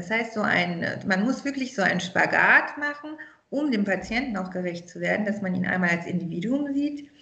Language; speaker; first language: German; early bilingual, other home language; Persian